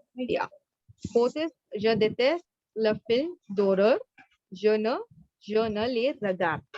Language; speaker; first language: French; non-native, fluent; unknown